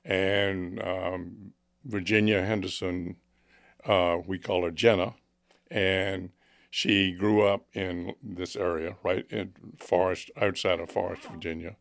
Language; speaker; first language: English; native; English